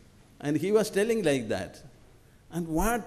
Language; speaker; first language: English; non-native, local second language; Malayalam